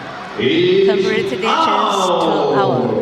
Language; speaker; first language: English; non-native, learner; Chinese